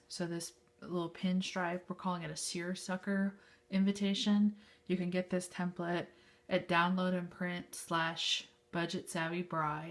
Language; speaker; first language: English; native; English